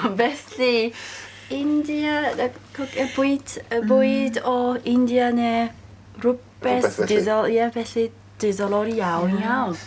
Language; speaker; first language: Welsh; non-native, learner; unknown